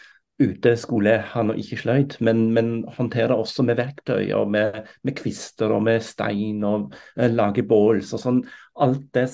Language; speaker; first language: Norwegian; non-native, fluent; German